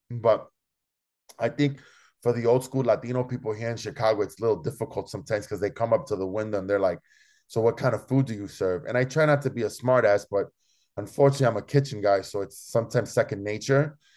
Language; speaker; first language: English; early bilingual, other home language; Spanish